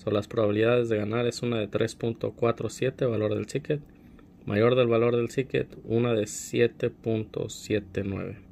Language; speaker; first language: Spanish; early bilingual, heritage; Spanish